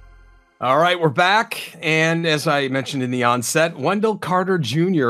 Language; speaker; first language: English; native; English